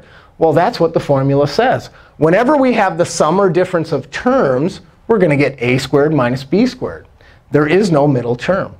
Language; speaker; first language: English; native; English